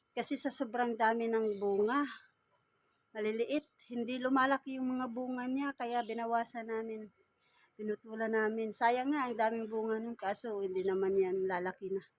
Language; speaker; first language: Filipino; non-native, local second language; Waray